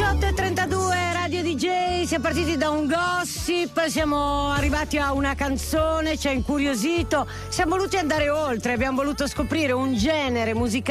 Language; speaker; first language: Italian; native; Italian